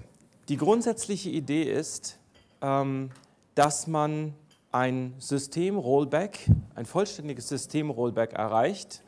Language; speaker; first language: German; native; German